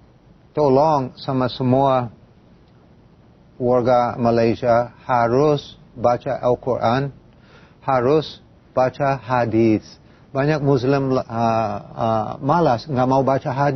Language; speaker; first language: Indonesian; non-native, fluent; English